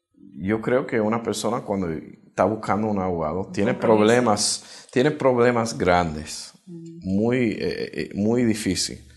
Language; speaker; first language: Spanish; early bilingual, heritage; Spanish